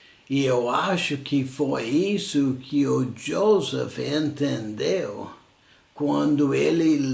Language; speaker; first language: Portuguese; non-native, fluent; English